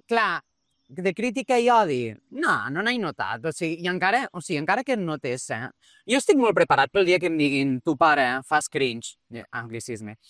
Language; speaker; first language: Catalan; early bilingual, other home language; Portuguese